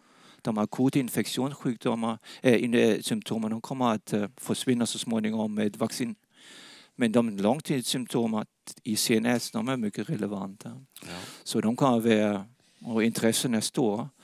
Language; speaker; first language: Swedish; non-native, fluent; Danish